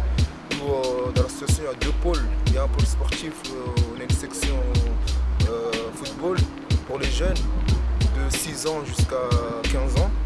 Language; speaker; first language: French; native; French